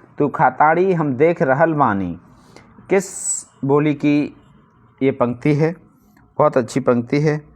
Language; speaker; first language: Hindi; native; Hindi